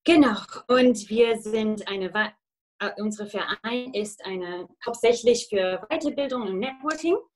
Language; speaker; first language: German; non-native, fluent; English